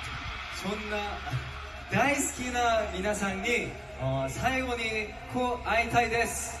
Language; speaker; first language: Japanese; non-native, learner; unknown